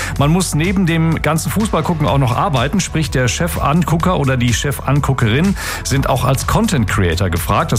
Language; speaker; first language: German; native; German